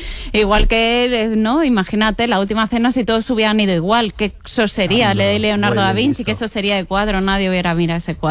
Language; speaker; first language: Spanish; native; Spanish